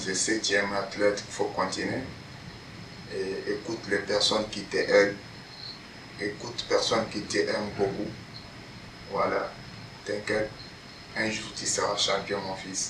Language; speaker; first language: French; non-native, learner; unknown